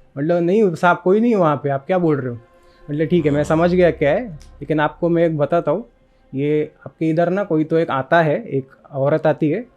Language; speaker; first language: Hindi; non-native, local second language; Marathi